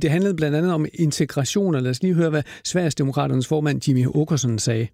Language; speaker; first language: Danish; native; Danish